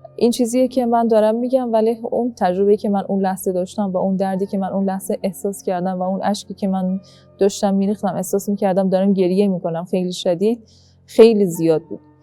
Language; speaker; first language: Persian; native; Persian